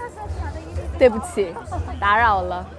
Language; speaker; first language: Chinese; non-native, fluent; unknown